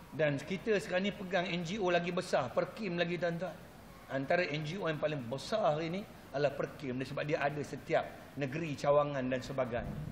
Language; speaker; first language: Malay; non-native, local second language; Chinese